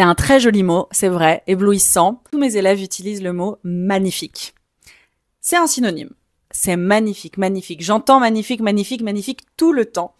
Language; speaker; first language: French; native; French